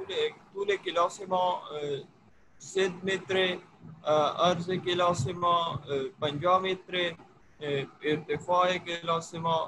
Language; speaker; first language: Persian; non-native, learner; Urdu